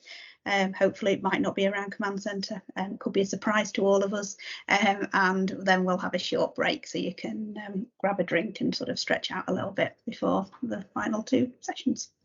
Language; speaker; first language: English; native; English